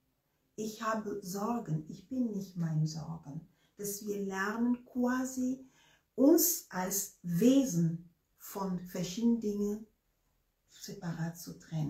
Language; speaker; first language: German; non-native, fluent; Ewe